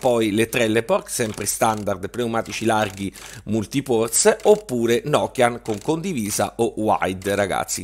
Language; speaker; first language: Italian; native; Italian